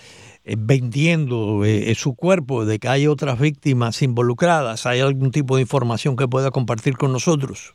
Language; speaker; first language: Spanish; native; Spanish